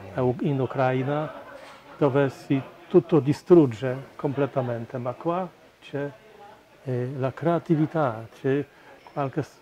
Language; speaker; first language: Italian; non-native, fluent; Polish